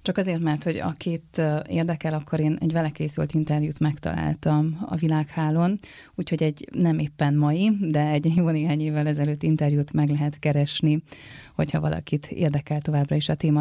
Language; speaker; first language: Hungarian; native; Hungarian